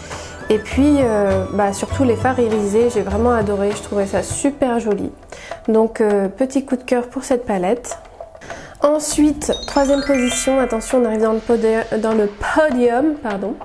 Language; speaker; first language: French; native; French